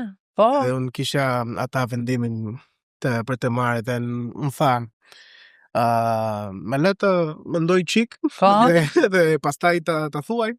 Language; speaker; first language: Albanian; non-native, learner; Spanish